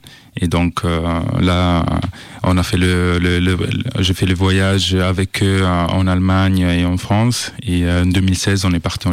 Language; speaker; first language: French; non-native, fluent; Italian